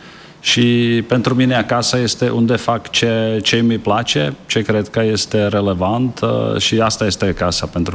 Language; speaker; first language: Romanian; non-native, fluent; Czech